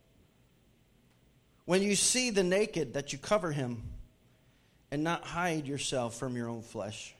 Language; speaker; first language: English; native; English